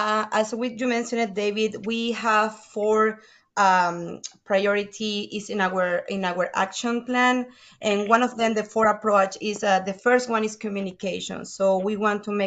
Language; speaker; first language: English; non-native, fluent; Spanish